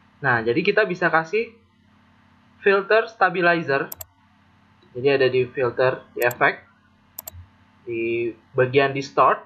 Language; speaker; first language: Indonesian; native; Indonesian